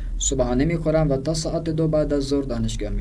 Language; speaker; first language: Persian; non-native, fluent; Urdu